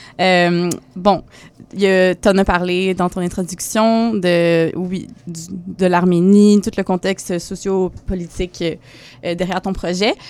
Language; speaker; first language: French; native; French